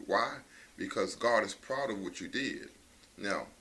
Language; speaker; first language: English; native; English